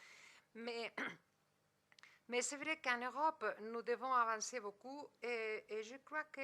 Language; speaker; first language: French; non-native, fluent; Spanish